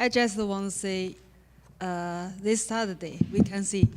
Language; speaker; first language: English; non-native, learner; Chinese